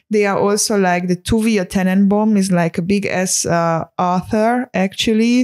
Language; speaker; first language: English; non-native, fluent; Hungarian